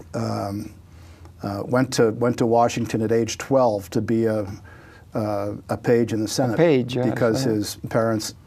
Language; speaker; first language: English; native; English